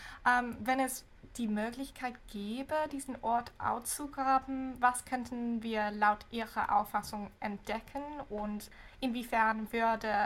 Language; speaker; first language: German; non-native, fluent; English